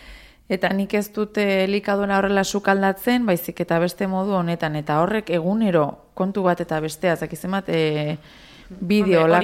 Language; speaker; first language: Basque; native; Basque